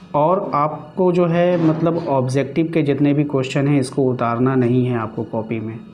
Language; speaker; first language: Hindi; native; Hindi